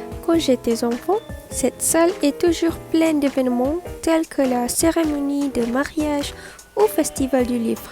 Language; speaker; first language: French; non-native, learner; Malay